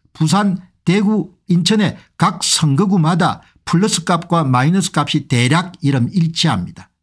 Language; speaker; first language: Korean; native; Korean